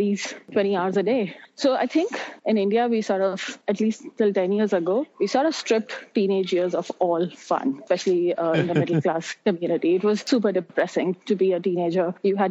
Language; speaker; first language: English; non-native, local second language; Hindi